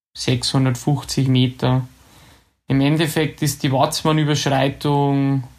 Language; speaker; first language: German; native; German